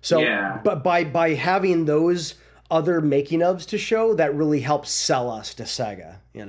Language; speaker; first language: English; native; English